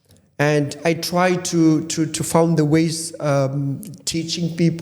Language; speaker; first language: English; non-native, fluent; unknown